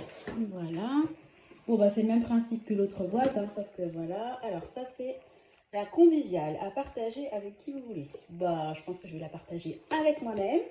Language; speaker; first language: French; native; French